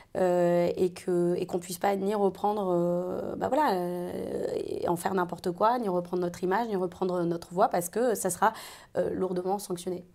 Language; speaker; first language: French; native; French